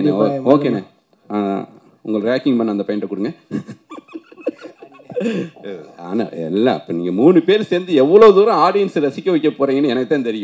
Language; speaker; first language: Tamil; native; Tamil